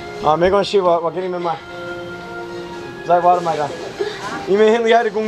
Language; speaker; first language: Chinese; non-native, learner; English